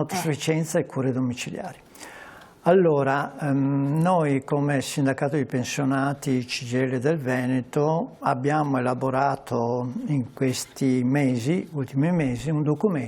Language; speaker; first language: Italian; native; Italian